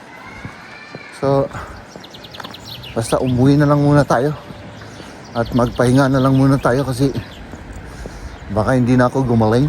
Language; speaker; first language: Filipino; native; Filipino